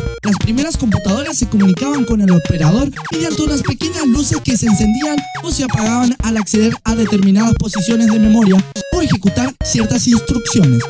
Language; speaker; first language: Spanish; native; Spanish